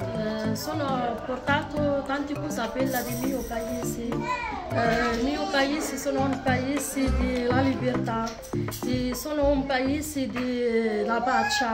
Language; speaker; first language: Italian; non-native, learner; Arabic